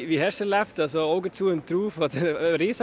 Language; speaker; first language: German; native; German